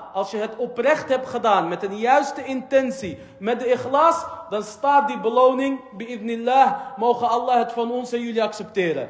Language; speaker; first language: Dutch; early bilingual, other home language; Arabic